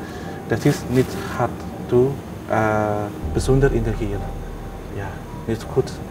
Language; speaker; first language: Dutch; non-native, learner; Indonesian